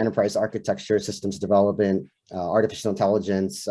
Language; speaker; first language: English; native; English